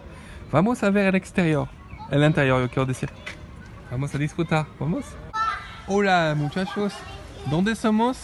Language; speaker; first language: Spanish; non-native, fluent; French